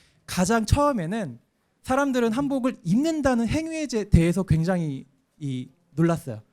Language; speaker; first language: Korean; native; Korean